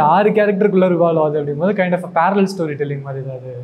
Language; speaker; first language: Tamil; native; Tamil